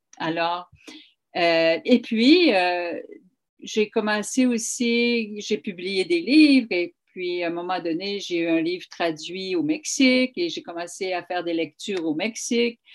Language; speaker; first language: French; native; French